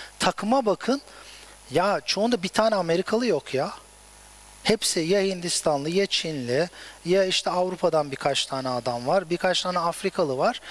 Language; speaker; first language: Turkish; native; Turkish